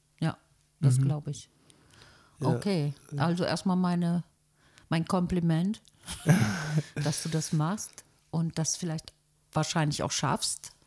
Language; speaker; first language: German; native; German